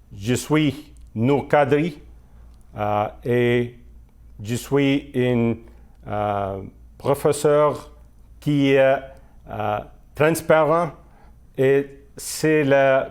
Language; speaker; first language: French; non-native, fluent; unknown